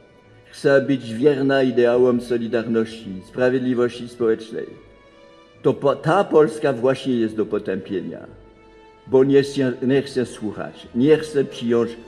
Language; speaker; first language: Polish; non-native, fluent; French